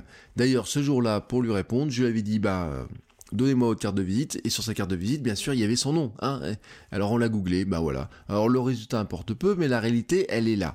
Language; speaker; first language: French; native; French